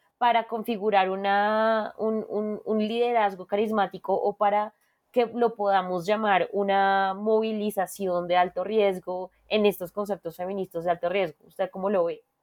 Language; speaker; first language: Spanish; native; Spanish